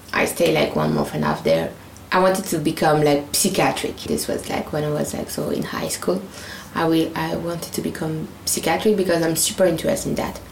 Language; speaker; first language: English; non-native, fluent; French